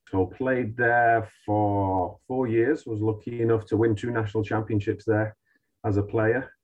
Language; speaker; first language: English; native; English